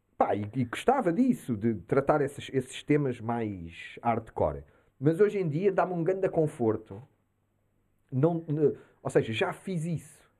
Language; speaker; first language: Portuguese; early bilingual, heritage; Portuguese